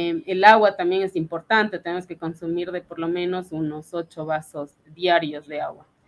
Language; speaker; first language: Spanish; native; Spanish